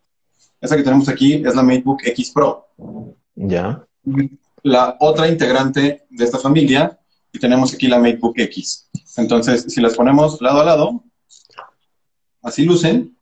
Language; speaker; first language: Spanish; native; Spanish